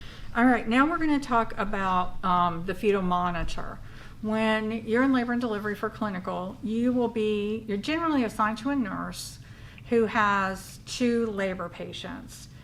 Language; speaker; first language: English; native; English